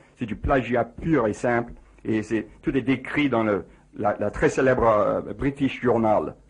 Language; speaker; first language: French; non-native, fluent; English